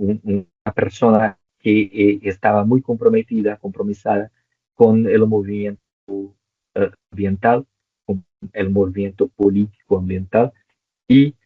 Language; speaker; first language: Spanish; non-native, local second language; Portuguese